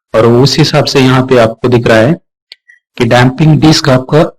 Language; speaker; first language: Hindi; non-native, local second language; Marathi